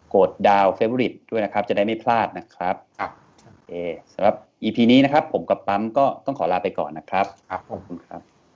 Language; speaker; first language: Thai; native; Thai